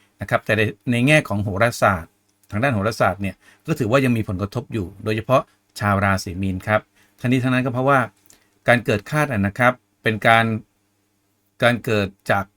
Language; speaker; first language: Thai; native; Thai